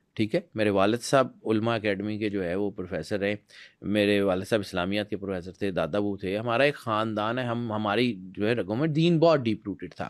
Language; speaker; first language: Urdu; non-native, local second language; Punjabi